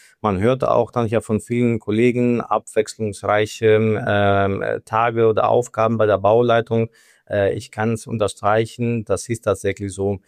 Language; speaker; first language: German; non-native, fluent; Greek